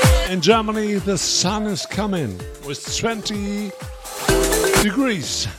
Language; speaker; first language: English; non-native, learner; German